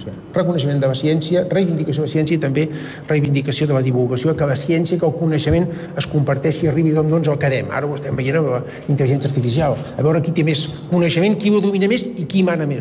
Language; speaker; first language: Catalan; native; Catalan